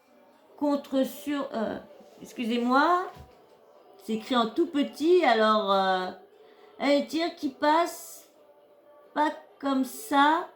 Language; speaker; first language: French; native; French